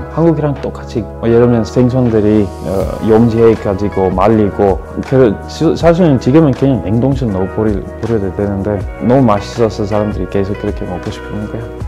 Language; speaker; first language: Korean; non-native, fluent; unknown